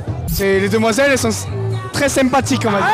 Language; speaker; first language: French; native; French